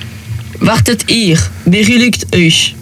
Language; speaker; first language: German; non-native, learner; French